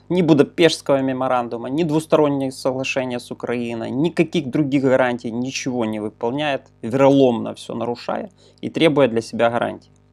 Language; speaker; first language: Russian; non-native, local second language; Ukrainian